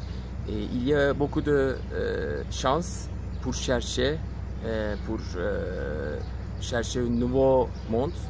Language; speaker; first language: French; non-native, local second language; Turkish